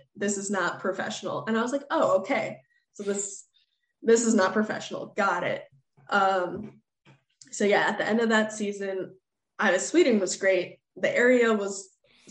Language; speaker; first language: English; native; English